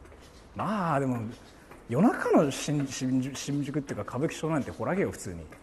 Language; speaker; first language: Japanese; native; Japanese